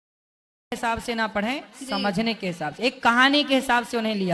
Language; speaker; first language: Hindi; native; Hindi